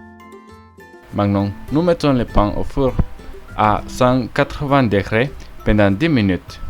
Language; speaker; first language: French; non-native, learner; Spanish